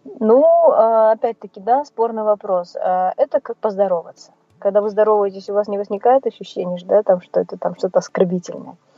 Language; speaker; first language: Russian; native; Russian